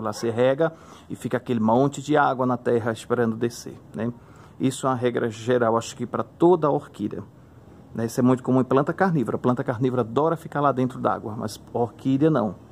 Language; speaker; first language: Portuguese; native; Portuguese